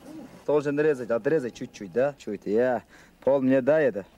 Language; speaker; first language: Russian; non-native, local second language; Tuvinian